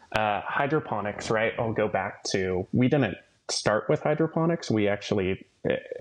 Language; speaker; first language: English; native; English